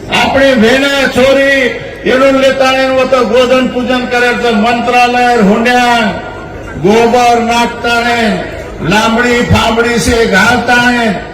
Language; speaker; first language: Marathi; non-native, local second language; Lambadi